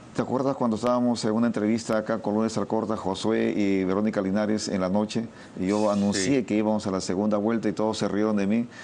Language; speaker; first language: Spanish; native; Spanish